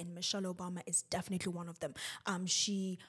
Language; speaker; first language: English; non-native, local second language; Zulu